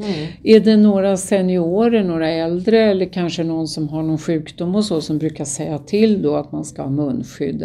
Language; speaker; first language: Swedish; native; Swedish